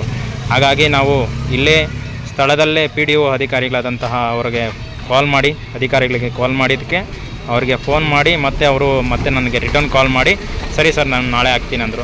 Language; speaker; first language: Kannada; native; Kannada